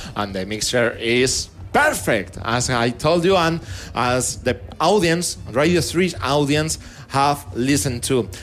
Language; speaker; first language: English; non-native, fluent; Spanish